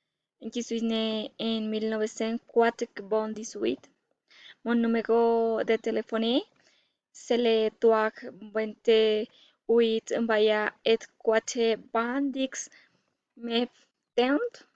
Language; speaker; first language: French; non-native, learner; Spanish